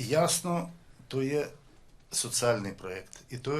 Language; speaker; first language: Slovenian; non-native, learner; Russian